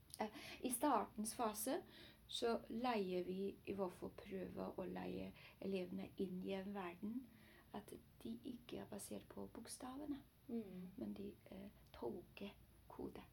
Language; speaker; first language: Norwegian; non-native, learner; Chinese